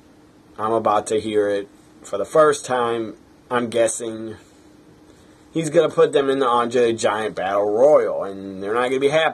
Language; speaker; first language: English; native; English